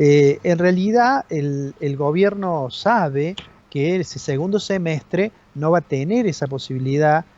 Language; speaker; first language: Spanish; native; Spanish